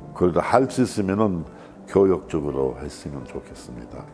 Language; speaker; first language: Korean; non-native, fluent; English